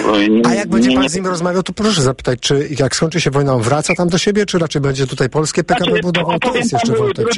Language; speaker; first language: Polish; native; Polish